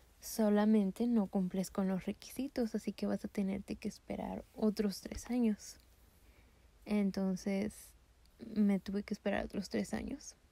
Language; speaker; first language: Spanish; native; Spanish